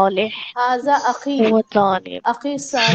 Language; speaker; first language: Arabic; non-native, learner; Urdu